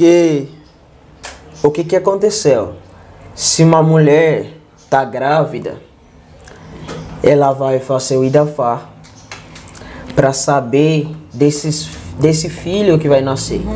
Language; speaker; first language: Portuguese; non-native, learner; Yoruba